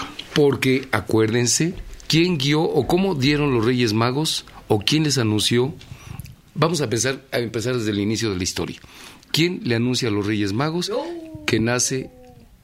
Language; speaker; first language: Spanish; native; Spanish